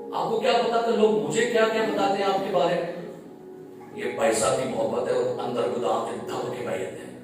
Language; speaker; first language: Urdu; non-native, local second language; Punjabi